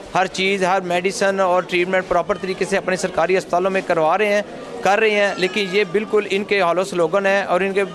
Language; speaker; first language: Urdu; non-native, local second language; Punjabi